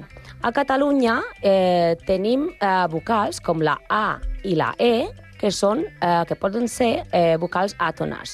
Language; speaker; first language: Catalan; non-native, learner; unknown